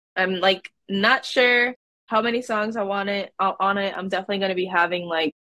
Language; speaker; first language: English; native; English